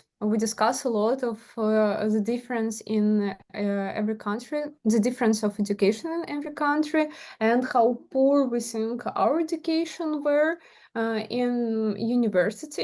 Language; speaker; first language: English; non-native, learner; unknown